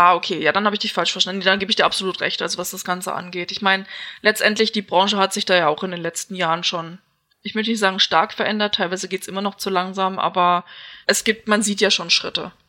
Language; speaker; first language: German; native; German